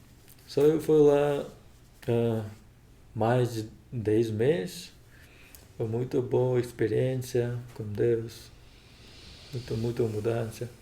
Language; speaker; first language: Portuguese; non-native, learner; Russian